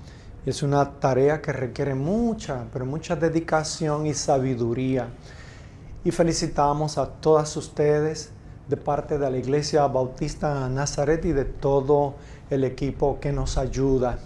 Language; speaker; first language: Spanish; native; Spanish